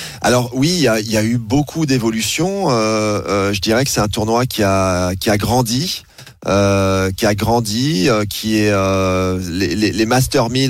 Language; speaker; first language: French; native; French